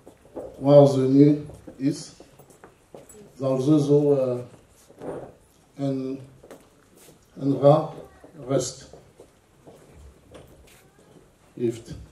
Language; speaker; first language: Dutch; non-native, learner; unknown